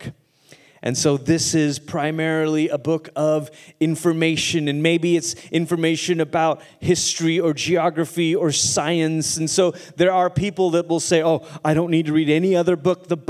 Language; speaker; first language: English; native; English